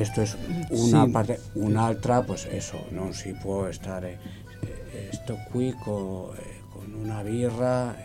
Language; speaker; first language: Italian; non-native, learner; Spanish